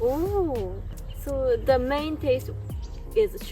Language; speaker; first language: English; non-native, learner; Japanese